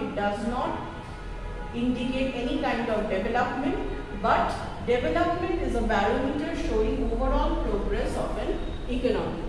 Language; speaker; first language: English; non-native, local second language; Bangla